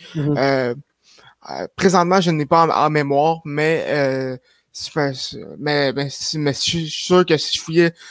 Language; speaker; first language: French; native; French